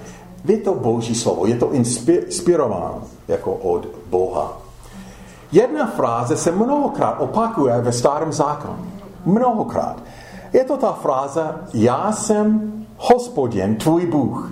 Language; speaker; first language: Czech; non-native, fluent; English